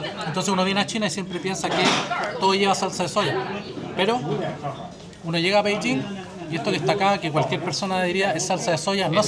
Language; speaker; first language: Spanish; native; Spanish